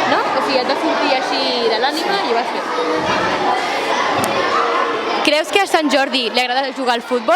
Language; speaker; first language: Catalan; native; Catalan